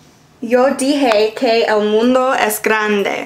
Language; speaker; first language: Spanish; non-native, learner; English